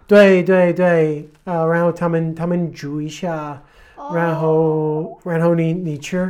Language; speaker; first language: Chinese; non-native, fluent; English